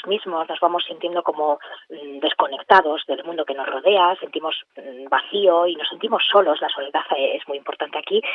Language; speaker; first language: Spanish; native; Spanish